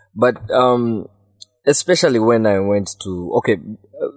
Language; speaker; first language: English; non-native, local second language; Ganda